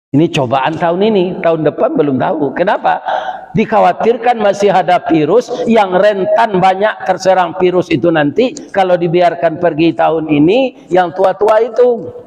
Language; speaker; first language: Malay; non-native, local second language; Minangkabau